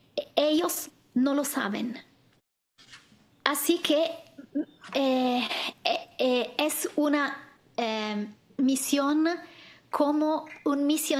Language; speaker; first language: Spanish; non-native, fluent; Italian